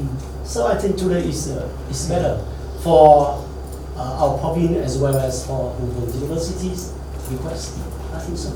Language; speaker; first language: English; non-native, learner; Vietnamese